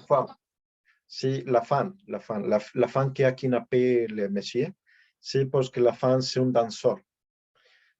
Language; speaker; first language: French; non-native, learner; Spanish